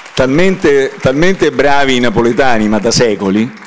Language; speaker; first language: Italian; native; Italian